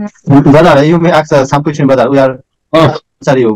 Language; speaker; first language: English; non-native, learner; Bangla